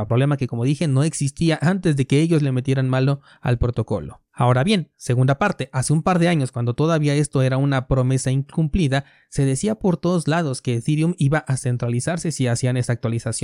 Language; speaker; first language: Spanish; native; Spanish